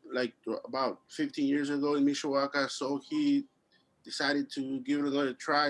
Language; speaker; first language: English; early bilingual, other home language; Spanish